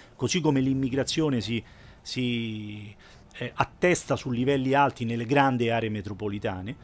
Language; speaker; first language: Italian; native; Italian